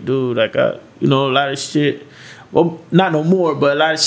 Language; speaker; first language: English; native; English